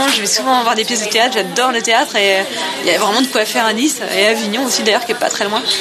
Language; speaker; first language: French; native; French